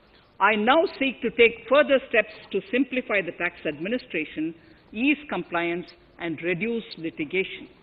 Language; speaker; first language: English; non-native, local second language; Tamil